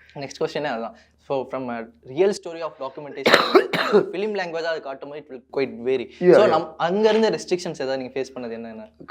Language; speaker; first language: Tamil; native; Tamil